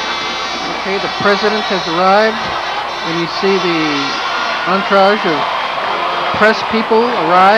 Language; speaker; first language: English; native; English